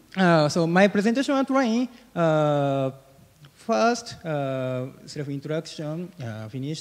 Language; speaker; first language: English; non-native, learner; Japanese